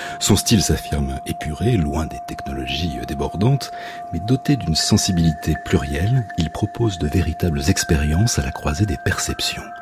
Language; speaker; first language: French; native; French